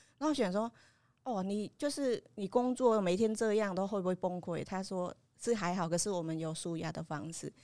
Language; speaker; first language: Chinese; non-native, fluent; Khmer